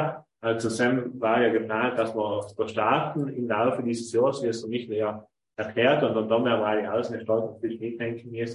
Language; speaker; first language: German; native; German